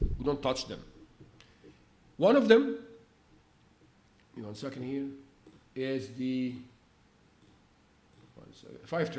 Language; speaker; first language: English; non-native, fluent; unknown